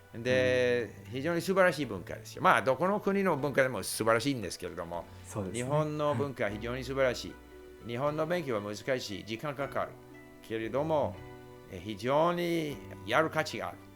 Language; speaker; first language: Japanese; non-native, fluent; English